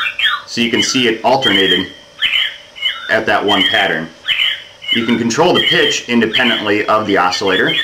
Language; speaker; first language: English; native; English